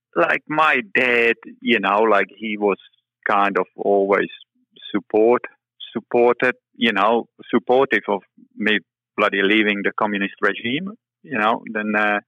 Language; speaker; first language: English; non-native, fluent; Czech